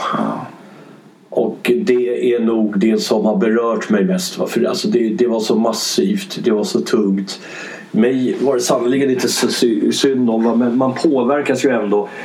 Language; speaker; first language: Swedish; early bilingual, other home language; English